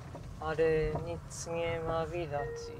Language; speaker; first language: Polish; non-native, learner; Japanese